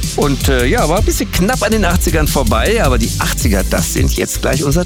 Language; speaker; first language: German; native; German